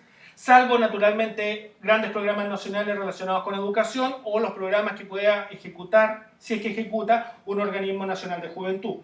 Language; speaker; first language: Spanish; native; Spanish